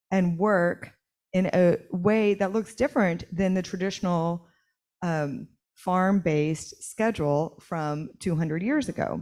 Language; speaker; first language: English; native; English